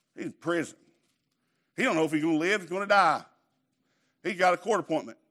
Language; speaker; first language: English; native; English